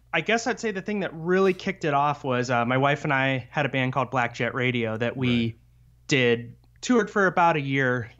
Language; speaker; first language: English; native; English